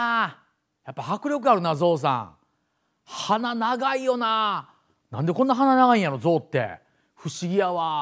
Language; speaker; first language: Japanese; native; Japanese